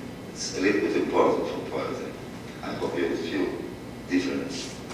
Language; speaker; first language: English; non-native, fluent; Russian